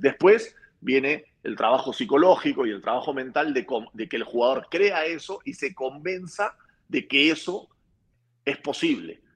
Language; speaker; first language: Spanish; native; Spanish